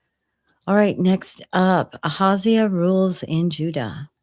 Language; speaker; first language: English; native; English